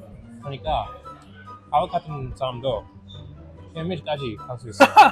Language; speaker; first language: Korean; non-native, fluent; English